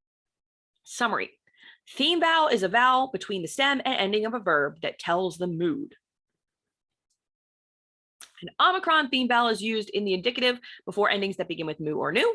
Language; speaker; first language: English; native; English